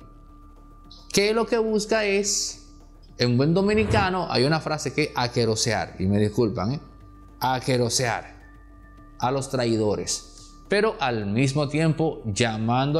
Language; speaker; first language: Spanish; native; Spanish